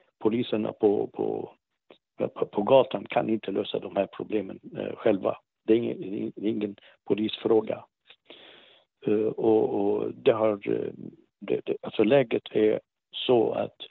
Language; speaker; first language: Swedish; non-native, fluent; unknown